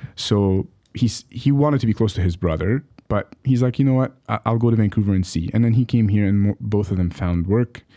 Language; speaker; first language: English; early bilingual, other home language; Arabic